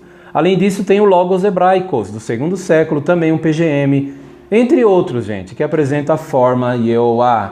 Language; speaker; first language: Portuguese; native; Portuguese